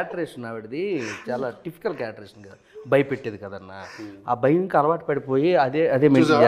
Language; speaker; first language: Telugu; native; Telugu